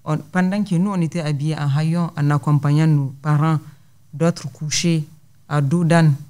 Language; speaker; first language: French; non-native, local second language; Hausa